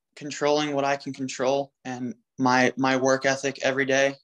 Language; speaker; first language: English; native; English